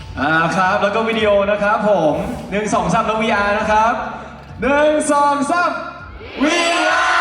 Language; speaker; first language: Thai; native; Thai